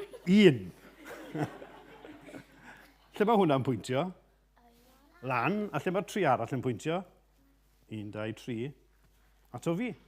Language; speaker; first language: Welsh; native; Welsh